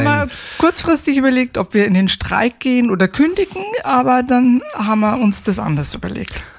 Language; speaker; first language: German; native; German